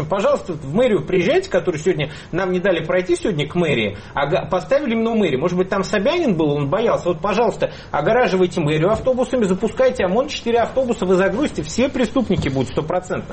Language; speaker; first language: Russian; native; Russian